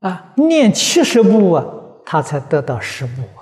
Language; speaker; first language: Chinese; native; Chinese